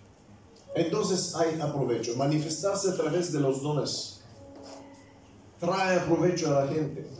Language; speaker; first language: Spanish; non-native, fluent; Bulgarian